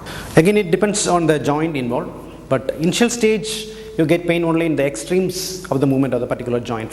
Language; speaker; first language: English; non-native, local second language; Malayalam